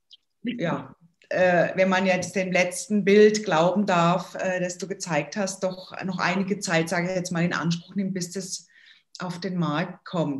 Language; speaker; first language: German; native; German